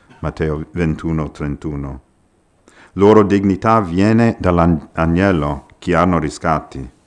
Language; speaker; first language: Italian; non-native, fluent; English